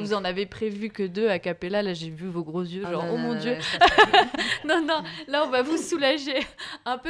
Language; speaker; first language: French; native; French